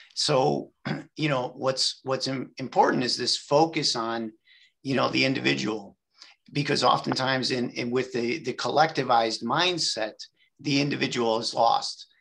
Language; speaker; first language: English; native; English